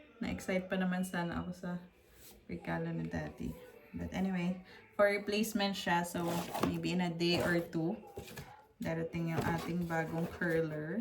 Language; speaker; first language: Filipino; non-native, local second language; Hiligaynon